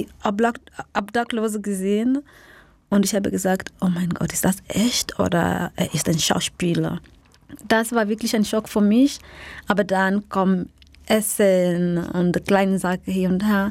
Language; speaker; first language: German; non-native, learner; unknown